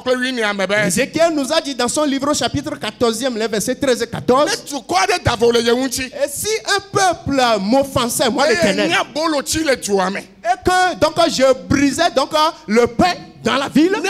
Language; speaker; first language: French; non-native, local second language; Ewe